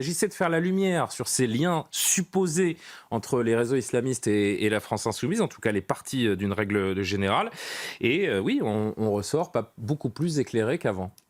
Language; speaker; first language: French; native; French